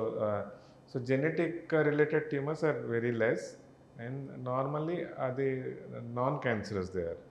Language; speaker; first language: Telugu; non-native, learner; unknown